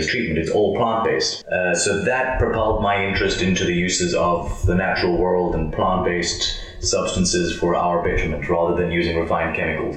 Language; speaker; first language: English; native; English